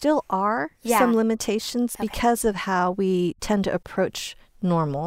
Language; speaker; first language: English; early bilingual, other home language; Chinese